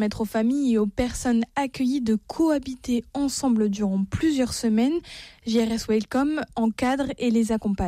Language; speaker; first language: French; native; French